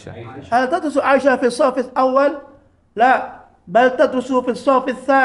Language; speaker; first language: Arabic; non-native, learner; Indonesian